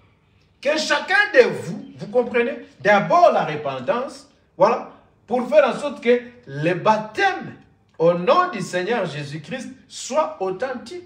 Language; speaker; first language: French; non-native, local second language; Lingala